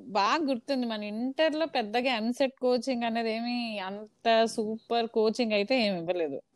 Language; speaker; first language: Telugu; native; Telugu